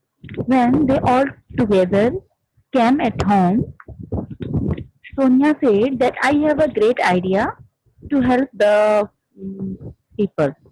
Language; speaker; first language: English; non-native, learner; Hindi